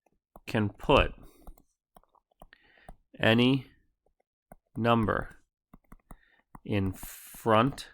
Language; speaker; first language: English; native; English